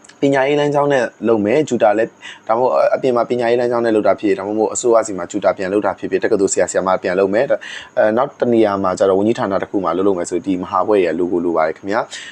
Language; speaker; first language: Burmese; native; Burmese